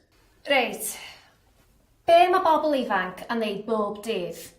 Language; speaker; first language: Welsh; non-native, learner; English